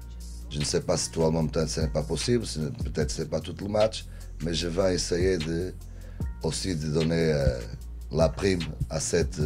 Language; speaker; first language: French; non-native, learner; Portuguese